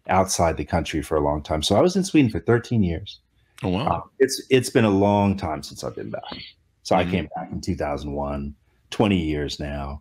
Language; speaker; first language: English; native; English